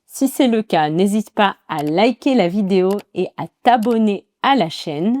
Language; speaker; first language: French; native; French